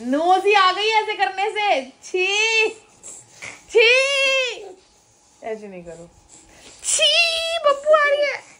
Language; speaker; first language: Hindi; native; Hindi